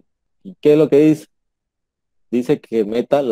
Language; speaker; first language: Spanish; native; Spanish